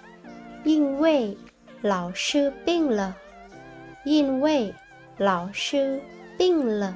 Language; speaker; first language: Chinese; non-native, learner; Lao